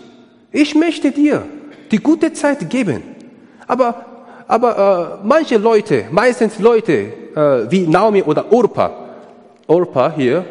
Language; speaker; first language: German; non-native, learner; Korean